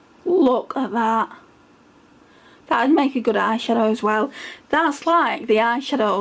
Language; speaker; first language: English; native; English